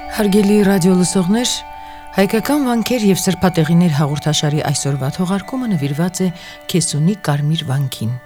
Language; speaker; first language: Armenian; native; Armenian